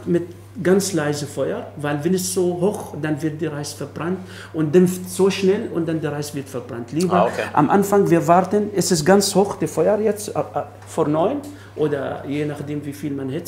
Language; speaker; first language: German; non-native, fluent; Arabic